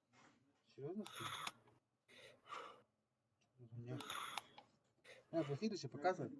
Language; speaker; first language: Russian; non-native, local second language; Yakut